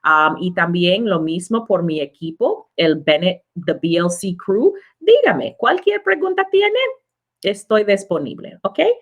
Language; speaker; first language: Spanish; non-native, learner; English